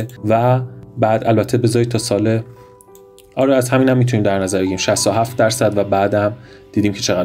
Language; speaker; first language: Persian; native; Persian